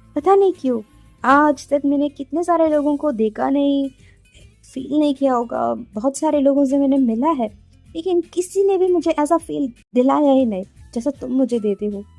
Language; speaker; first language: Hindi; non-native, local second language; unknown